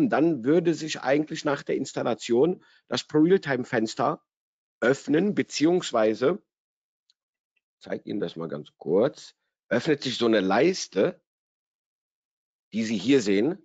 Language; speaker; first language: German; native; German